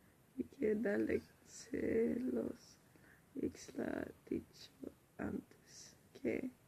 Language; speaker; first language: Spanish; non-native, learner; Swedish